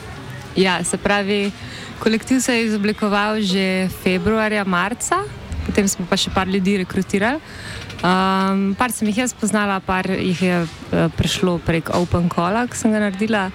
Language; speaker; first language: Slovenian; native; Slovenian